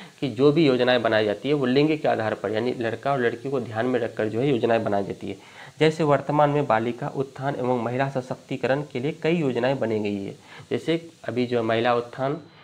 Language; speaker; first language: Hindi; native; Hindi